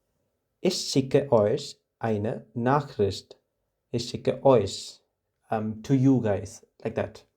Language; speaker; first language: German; non-native, fluent; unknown